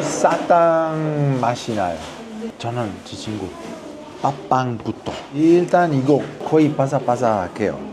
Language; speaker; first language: Korean; non-native, fluent; Italian